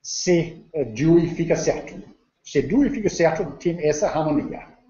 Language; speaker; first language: Portuguese; non-native, learner; Danish